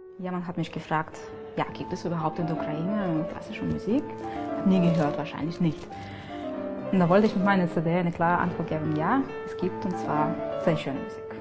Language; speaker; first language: German; non-native, fluent; Ukrainian